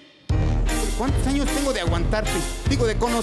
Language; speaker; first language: Spanish; native; Spanish